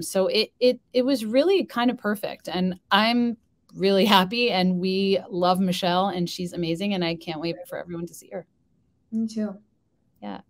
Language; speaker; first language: English; native; English